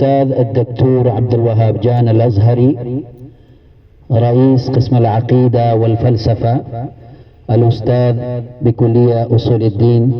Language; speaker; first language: Arabic; non-native, fluent; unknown